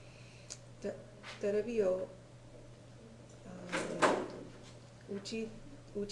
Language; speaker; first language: Japanese; non-native, learner; English